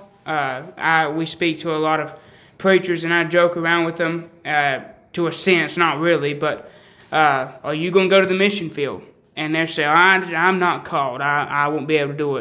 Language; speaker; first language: English; native; English